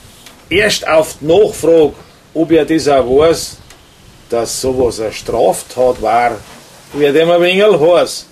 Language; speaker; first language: German; native; German